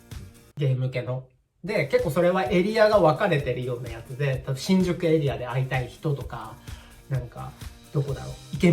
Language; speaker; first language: Japanese; native; Japanese